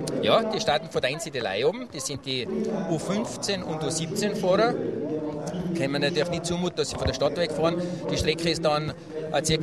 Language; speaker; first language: German; native; German